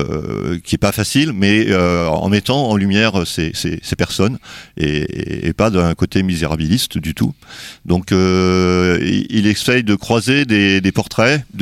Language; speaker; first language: French; native; French